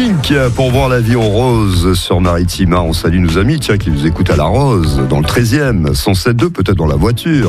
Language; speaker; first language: French; native; French